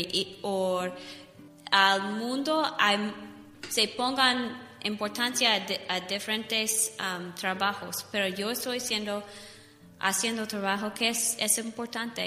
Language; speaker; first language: Spanish; non-native, learner; English